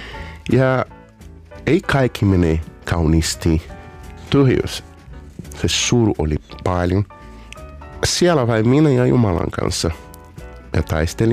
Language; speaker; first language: Finnish; non-native, fluent; Portuguese